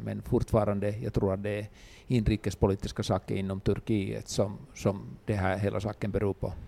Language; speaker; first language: Swedish; non-native, local second language; Finnish